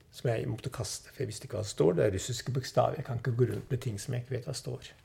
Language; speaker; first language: Norwegian; early bilingual, other home language; Swedish